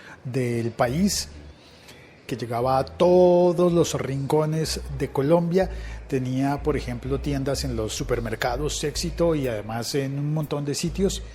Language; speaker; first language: Spanish; native; Spanish